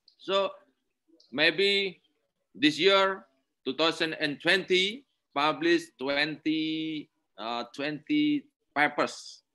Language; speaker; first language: English; non-native, learner; Indonesian